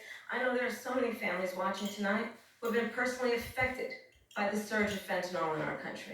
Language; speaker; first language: English; native; English